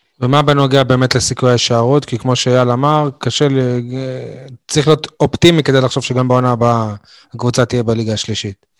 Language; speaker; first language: Hebrew; native; Hebrew